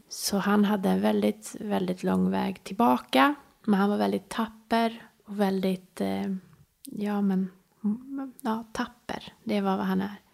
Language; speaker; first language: Swedish; early bilingual, other home language; Persian